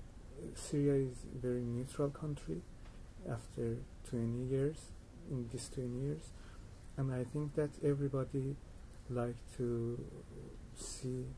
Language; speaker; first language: English; non-native, learner; Persian